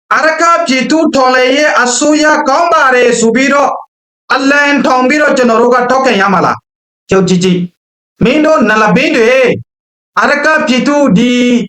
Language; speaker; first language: Burmese; non-native, local second language; Rohingya